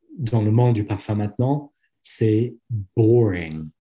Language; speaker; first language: French; non-native, fluent; English